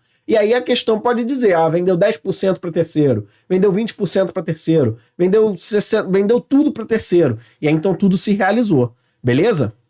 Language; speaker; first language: Portuguese; native; Portuguese